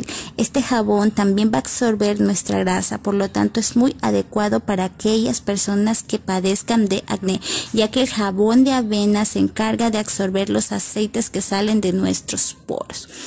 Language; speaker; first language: Spanish; native; Spanish